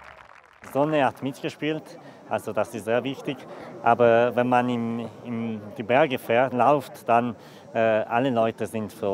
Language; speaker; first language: German; non-native, fluent; Italian